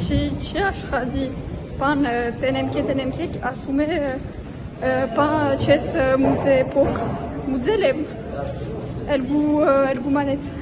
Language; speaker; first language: Armenian; early bilingual, heritage; Armenian